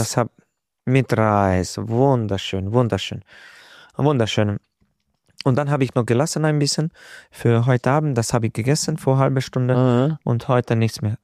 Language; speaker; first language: German; non-native, fluent; Hungarian